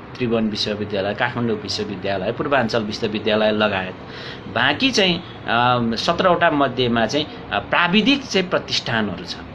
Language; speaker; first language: Nepali; non-native, local second language; Limbu